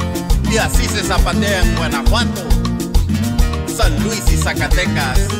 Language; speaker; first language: Spanish; native; Spanish